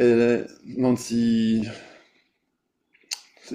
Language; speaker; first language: Italian; non-native, fluent; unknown